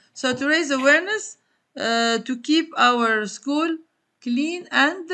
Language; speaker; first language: English; non-native, fluent; Arabic